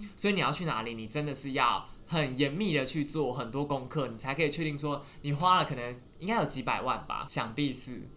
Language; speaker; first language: Chinese; native; Chinese